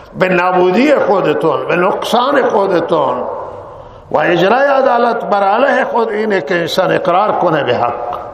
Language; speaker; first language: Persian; non-native, local second language; Baluchi